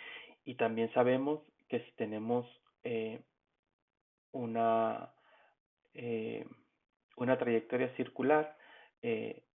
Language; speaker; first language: Spanish; native; Spanish